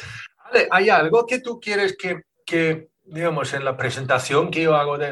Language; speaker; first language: Spanish; non-native, fluent; Swedish